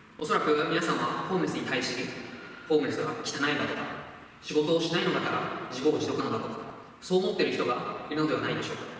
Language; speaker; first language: Japanese; native; Japanese